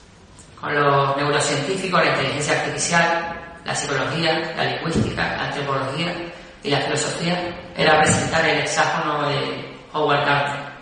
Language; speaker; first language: Spanish; native; Spanish